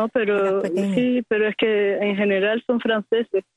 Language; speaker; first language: Spanish; early bilingual, heritage; Spanish